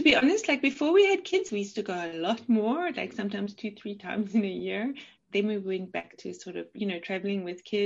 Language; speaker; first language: English; native; English